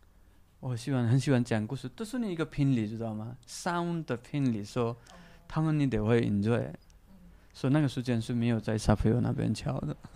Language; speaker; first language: Chinese; non-native, fluent; Nepali